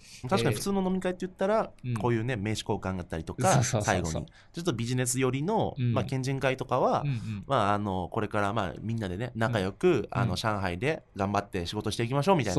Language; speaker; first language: Japanese; native; Japanese